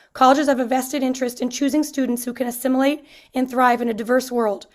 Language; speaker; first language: English; native; English